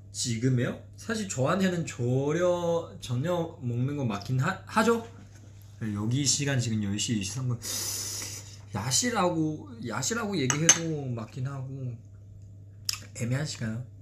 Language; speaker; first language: Korean; non-native, fluent; Chinese